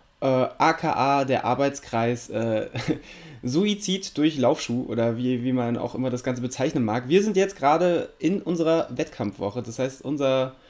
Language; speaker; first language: German; native; German